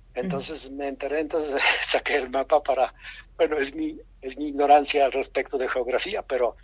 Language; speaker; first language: Spanish; non-native, fluent; Polish